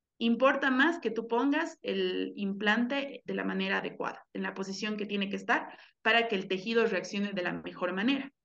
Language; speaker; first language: Spanish; native; Spanish